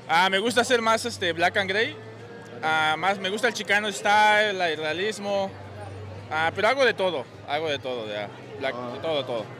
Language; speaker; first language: Spanish; native; Spanish